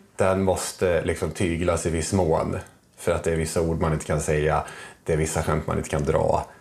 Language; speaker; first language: Swedish; native; Swedish